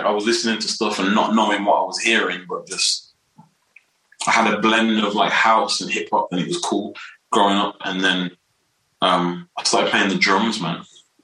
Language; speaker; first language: English; native; English